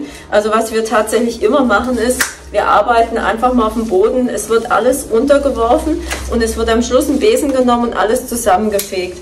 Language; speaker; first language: German; native; German